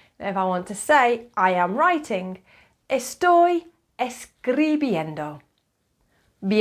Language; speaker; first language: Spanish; non-native, learner; English